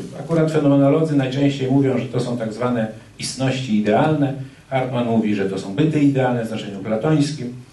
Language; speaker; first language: Polish; native; Polish